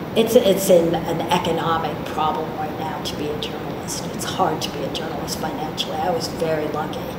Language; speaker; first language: English; native; English